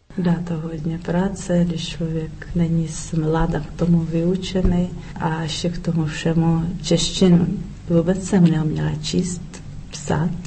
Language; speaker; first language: Czech; early bilingual, heritage; Czech